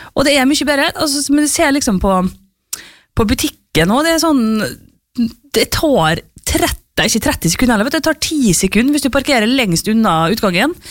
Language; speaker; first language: Norwegian; native; Norwegian